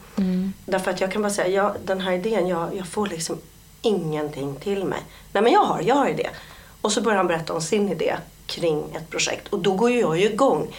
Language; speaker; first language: Swedish; early bilingual, other home language; Polish